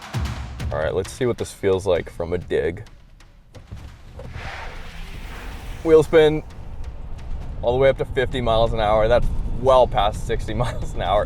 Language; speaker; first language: English; native; English